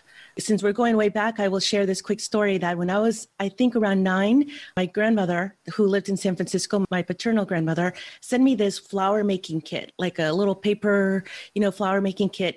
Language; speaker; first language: English; early bilingual, other home language; Spanish